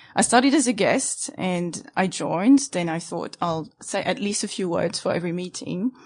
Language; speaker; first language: English; non-native, fluent; French